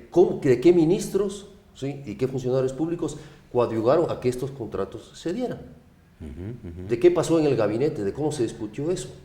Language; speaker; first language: Spanish; native; Spanish